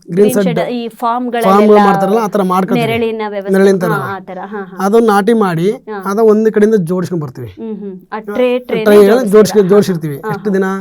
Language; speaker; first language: Kannada; native; Kannada